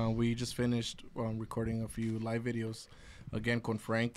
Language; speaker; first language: English; early bilingual, other home language; Spanish